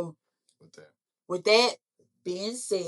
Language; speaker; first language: English; native; English